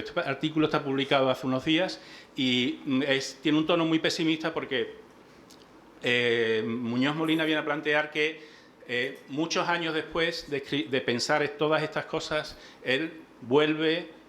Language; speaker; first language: Spanish; native; Spanish